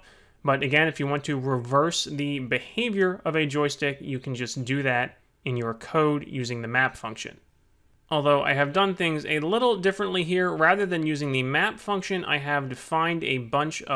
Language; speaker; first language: English; native; English